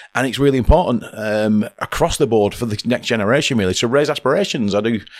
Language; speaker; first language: English; native; English